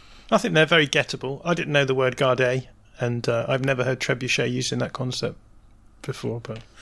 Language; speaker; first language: English; native; English